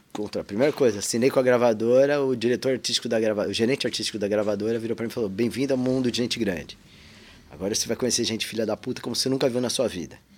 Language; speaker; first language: Portuguese; native; Portuguese